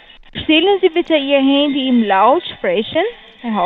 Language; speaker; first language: German; non-native, learner; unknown